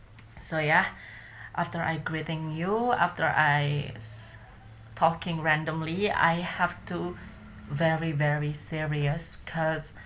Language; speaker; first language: English; non-native, learner; Indonesian